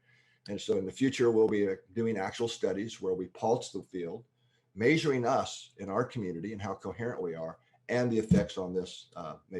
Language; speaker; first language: English; native; English